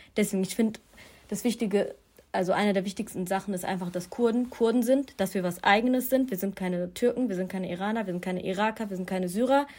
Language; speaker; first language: German; early bilingual, other home language; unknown